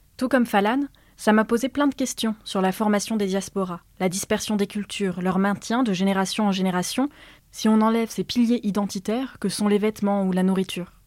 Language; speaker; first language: French; native; French